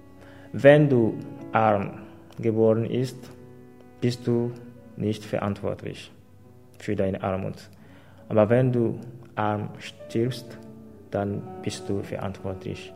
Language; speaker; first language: German; non-native, fluent; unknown